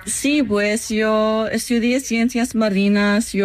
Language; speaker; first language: Spanish; non-native, learner; English